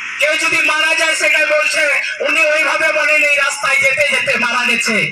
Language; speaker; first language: Bangla; non-native, local second language; Santali